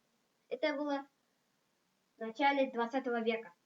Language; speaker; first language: Russian; non-native, local second language; Kazakh